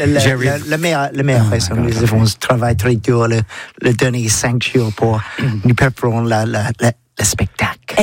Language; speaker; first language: French; non-native, learner; English